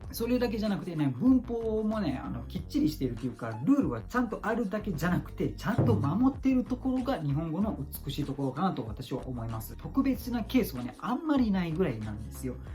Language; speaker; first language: Japanese; non-native, fluent; Malay